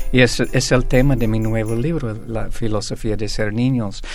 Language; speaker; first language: Spanish; non-native, fluent; English